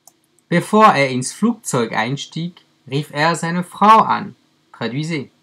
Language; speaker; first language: German; non-native, fluent; French